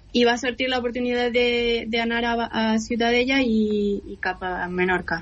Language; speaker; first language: Catalan; non-native, fluent; Spanish